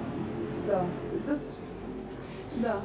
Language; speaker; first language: Russian; non-native, learner; German